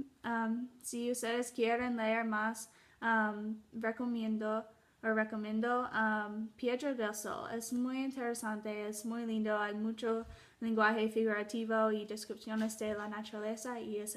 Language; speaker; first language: Spanish; non-native, learner; English